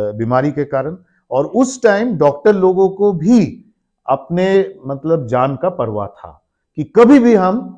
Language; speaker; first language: Hindi; non-native, local second language; Bangla